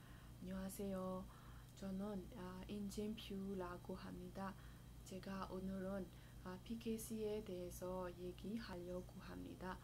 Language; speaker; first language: Korean; non-native, fluent; Burmese